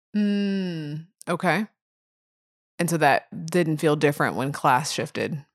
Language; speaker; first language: English; native; English